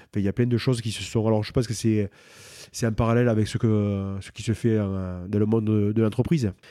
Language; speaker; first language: French; native; French